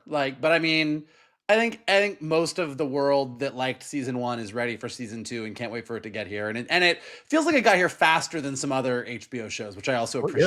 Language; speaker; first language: English; native; English